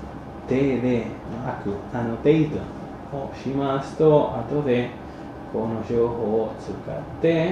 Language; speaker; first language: Japanese; non-native, fluent; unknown